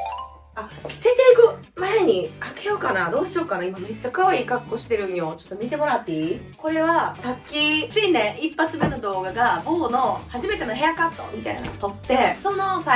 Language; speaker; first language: Japanese; native; Japanese